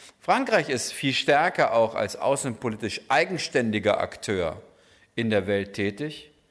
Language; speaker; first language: German; native; German